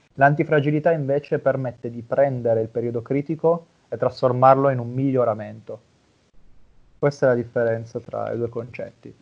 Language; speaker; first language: Italian; native; Italian